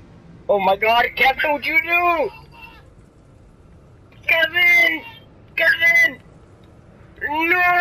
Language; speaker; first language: English; native; English